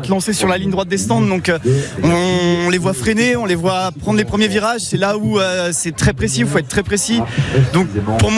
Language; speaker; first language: French; native; French